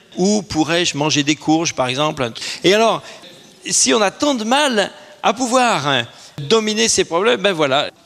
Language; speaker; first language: French; native; French